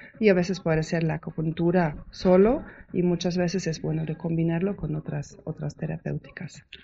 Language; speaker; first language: Spanish; non-native, fluent; German